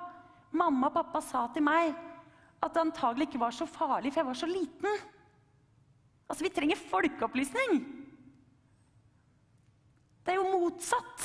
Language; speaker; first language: Norwegian; native; Norwegian